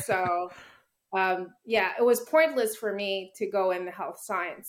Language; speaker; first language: English; native; English